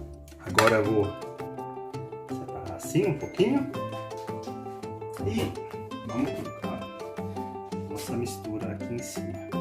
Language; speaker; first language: Portuguese; non-native, learner; German